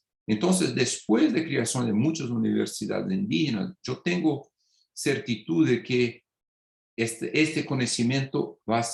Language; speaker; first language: Spanish; non-native, fluent; Portuguese